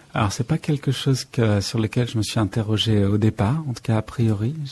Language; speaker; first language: French; native; French